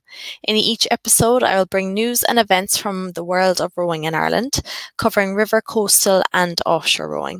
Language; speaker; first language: English; native; English